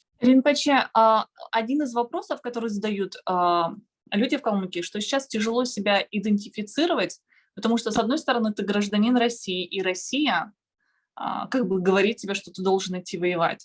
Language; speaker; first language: Russian; native; Russian